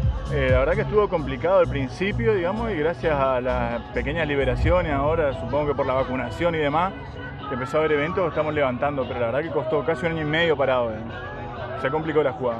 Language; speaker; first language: Spanish; native; Spanish